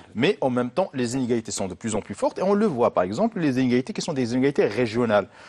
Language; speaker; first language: French; non-native, local second language; Arabic